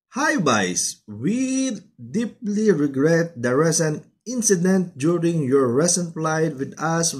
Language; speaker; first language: English; non-native, local second language; Filipino